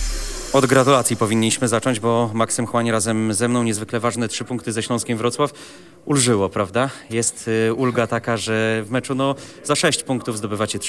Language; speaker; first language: Polish; native; Polish